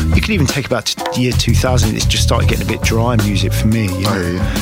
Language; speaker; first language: English; native; English